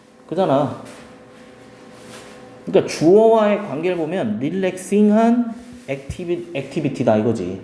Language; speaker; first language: Korean; native; Korean